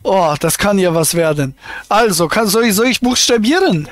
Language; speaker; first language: German; native; German